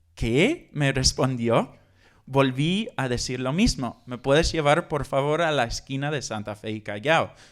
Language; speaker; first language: Spanish; non-native, fluent; English